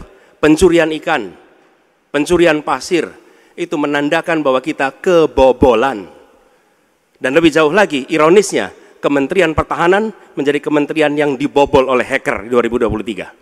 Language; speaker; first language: Indonesian; native; Indonesian